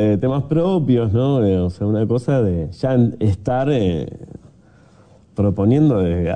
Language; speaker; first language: Spanish; native; Spanish